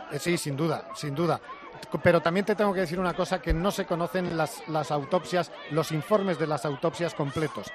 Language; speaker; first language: Spanish; native; Spanish